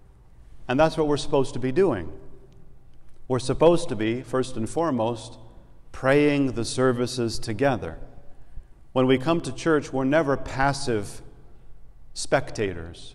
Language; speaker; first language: English; native; English